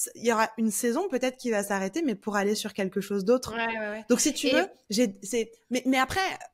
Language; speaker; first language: French; native; French